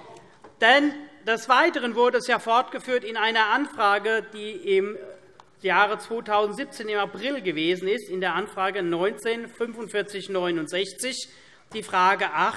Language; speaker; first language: German; native; German